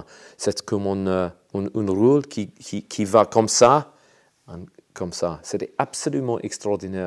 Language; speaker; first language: French; non-native, learner; English